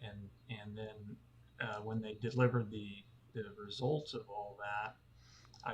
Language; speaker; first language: English; native; English